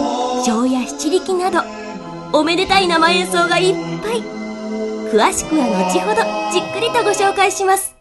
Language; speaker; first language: Japanese; native; Japanese